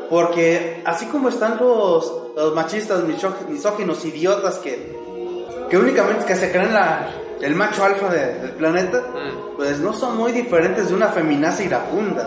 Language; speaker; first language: Spanish; native; Spanish